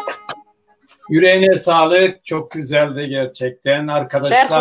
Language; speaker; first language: Turkish; non-native, local second language; Zaza